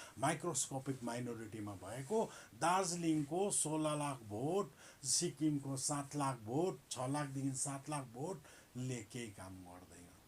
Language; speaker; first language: Nepali; native; Nepali